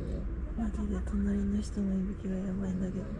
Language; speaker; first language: Japanese; native; Japanese